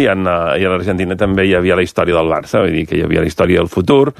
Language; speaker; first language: Catalan; native; Catalan